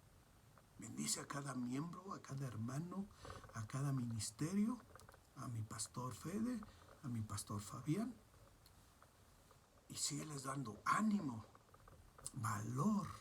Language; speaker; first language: Spanish; native; Spanish